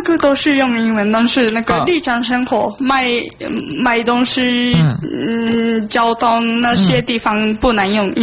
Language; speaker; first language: Chinese; non-native, fluent; Japanese